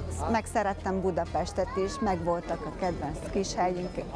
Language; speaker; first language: Hungarian; non-native, fluent; Bulgarian